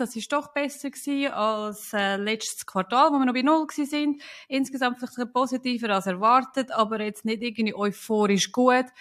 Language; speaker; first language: German; native; German